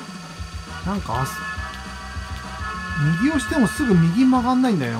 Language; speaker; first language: Japanese; native; Japanese